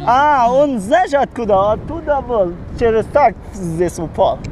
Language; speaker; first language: Russian; non-native, learner; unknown